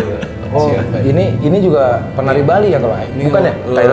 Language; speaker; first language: Indonesian; native; Indonesian